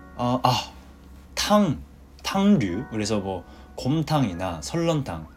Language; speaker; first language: Korean; non-native, fluent; Japanese